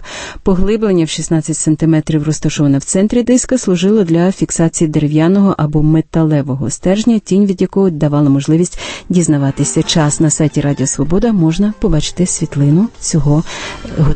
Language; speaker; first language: Ukrainian; native; Ukrainian